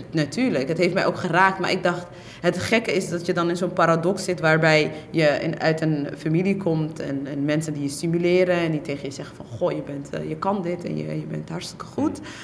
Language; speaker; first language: Dutch; early bilingual, other home language; Somali